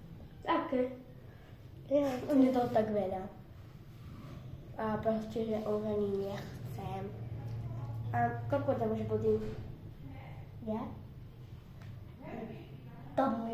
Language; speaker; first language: Slovak; non-native, local second language; Romany